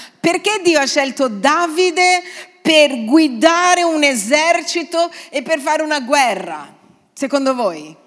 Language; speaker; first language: Italian; non-native, fluent; Portuguese